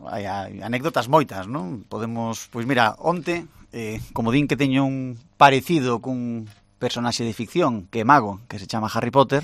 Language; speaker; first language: Galician; non-native, local second language; Spanish